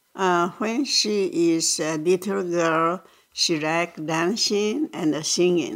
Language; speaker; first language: English; non-native, learner; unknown